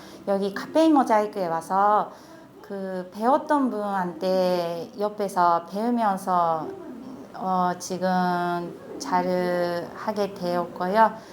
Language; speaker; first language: Korean; non-native, fluent; Japanese